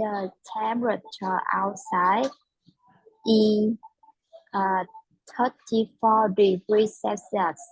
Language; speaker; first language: English; non-native, learner; Vietnamese